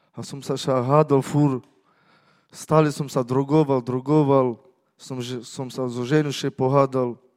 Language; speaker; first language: Slovak; non-native, local second language; Romany